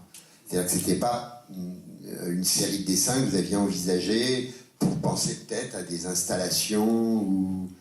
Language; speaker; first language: French; native; French